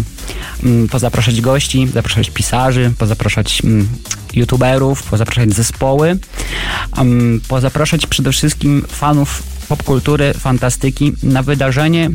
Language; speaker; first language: Polish; native; Polish